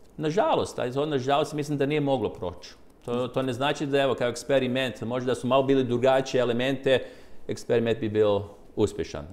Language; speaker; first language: Croatian; early bilingual, heritage; Croatian